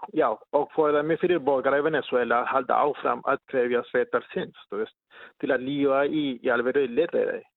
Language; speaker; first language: Icelandic; non-native, learner; Spanish